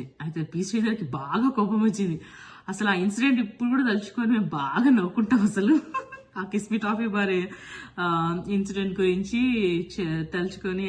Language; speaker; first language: Telugu; native; Telugu